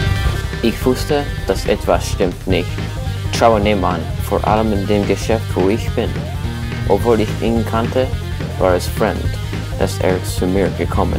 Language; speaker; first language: German; non-native, learner; English